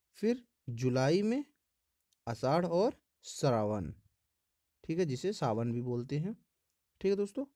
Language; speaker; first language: Hindi; native; Hindi